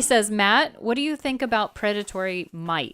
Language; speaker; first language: English; native; English